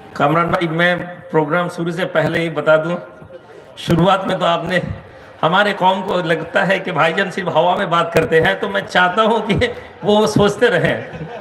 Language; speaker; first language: Hindi; non-native, local second language; Bangla